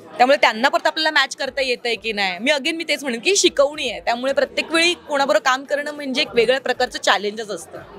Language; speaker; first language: Marathi; native; Marathi